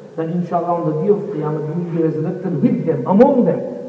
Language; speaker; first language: English; native; English